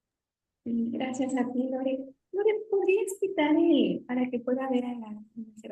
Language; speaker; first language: Spanish; native; Spanish